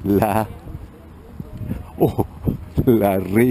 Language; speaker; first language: Spanish; non-native, fluent; German